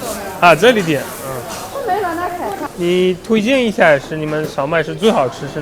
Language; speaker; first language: Chinese; non-native, fluent; Russian